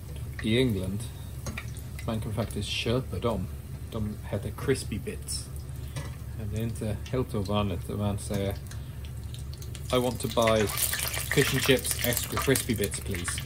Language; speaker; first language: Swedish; non-native, fluent; English